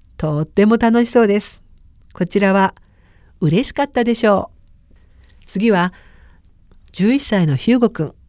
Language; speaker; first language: Japanese; native; Japanese